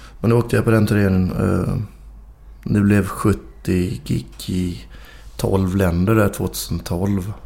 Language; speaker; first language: Swedish; native; Swedish